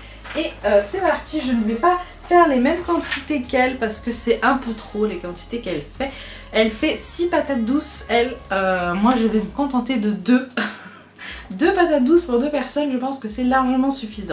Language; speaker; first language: French; native; French